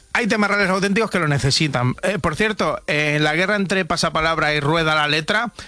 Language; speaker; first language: Spanish; native; Spanish